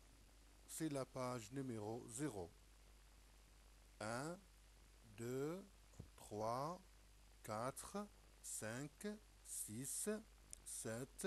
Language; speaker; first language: French; non-native, local second language; Arabic